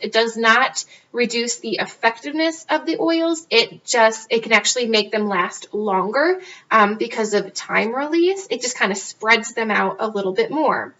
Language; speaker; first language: English; native; English